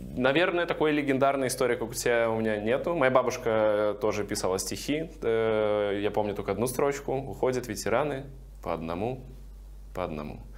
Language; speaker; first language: Russian; native; Russian